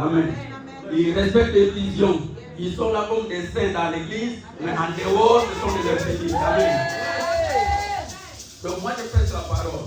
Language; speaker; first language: French; non-native, local second language; Lingala